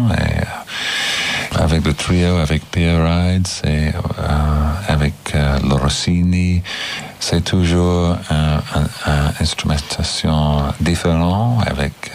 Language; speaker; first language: French; non-native, learner; English